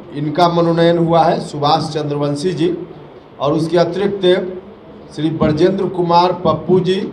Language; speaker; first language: Hindi; native; Hindi